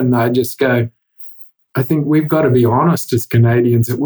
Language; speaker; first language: English; native; English